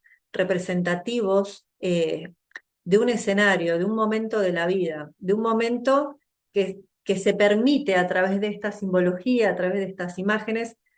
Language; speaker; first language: Spanish; native; Spanish